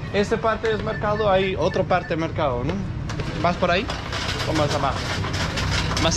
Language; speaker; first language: Spanish; non-native, fluent; Danish